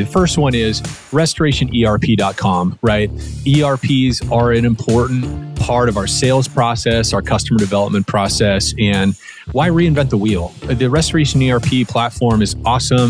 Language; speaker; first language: English; native; English